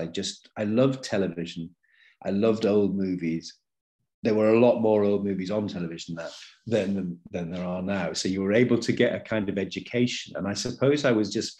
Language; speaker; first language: English; native; English